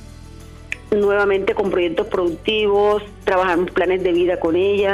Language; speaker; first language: Spanish; native; Spanish